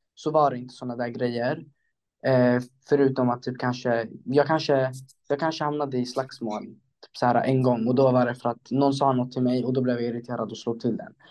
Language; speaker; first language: Swedish; early bilingual, other home language; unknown